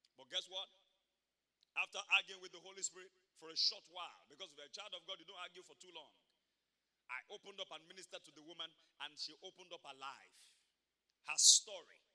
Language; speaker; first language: English; non-native, local second language; Yoruba